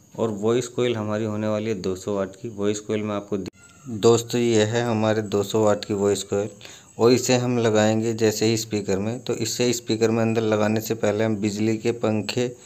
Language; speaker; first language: Hindi; native; Hindi